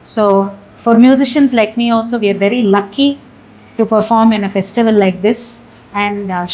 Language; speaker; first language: English; non-native, local second language; Tamil